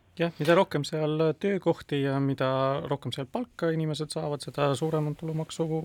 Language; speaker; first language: Estonian; non-native, local second language; Russian